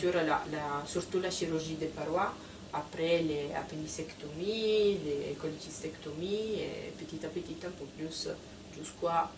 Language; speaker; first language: French; non-native, fluent; Italian